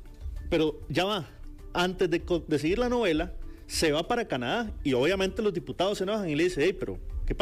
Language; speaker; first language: Spanish; native; Spanish